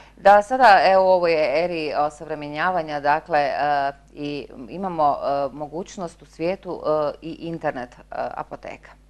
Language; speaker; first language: Bosnian; native; Bosnian